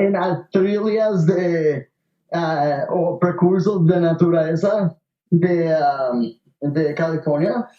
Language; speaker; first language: Portuguese; non-native, learner; Spanish